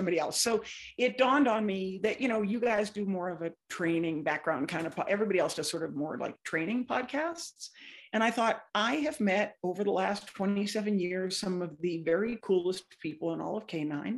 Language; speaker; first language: English; native; English